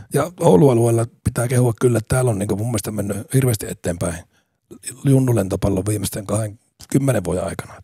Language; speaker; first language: Finnish; native; Finnish